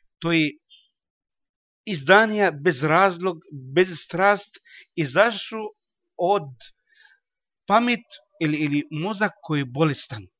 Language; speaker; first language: Croatian; non-native, learner; Arabic